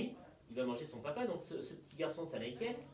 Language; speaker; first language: French; native; French